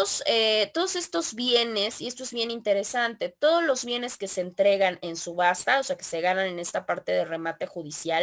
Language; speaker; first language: Spanish; native; Spanish